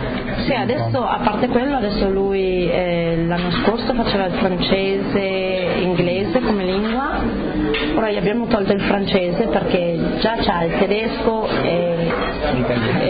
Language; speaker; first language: Italian; native; Italian